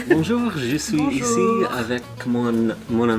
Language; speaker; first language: French; non-native, learner; English